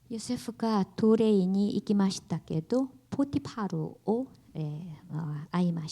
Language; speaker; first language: Japanese; non-native, learner; Korean